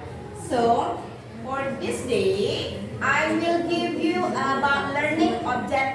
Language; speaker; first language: English; non-native, learner; Indonesian